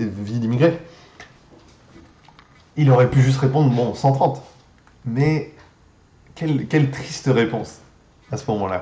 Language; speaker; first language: French; native; French